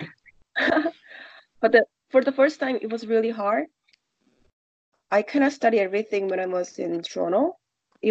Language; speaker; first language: English; non-native, learner; Korean